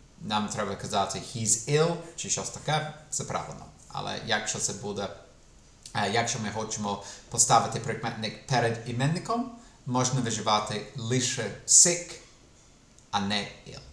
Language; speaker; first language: Ukrainian; non-native, fluent; English